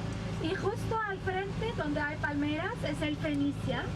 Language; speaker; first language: Spanish; non-native, fluent; Arabic